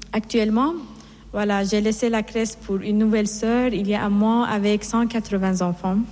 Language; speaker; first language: French; non-native, fluent; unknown